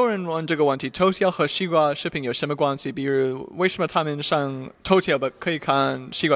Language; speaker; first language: Chinese; non-native, fluent; English